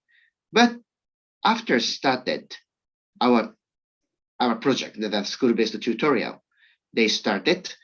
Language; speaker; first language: English; non-native, learner; Japanese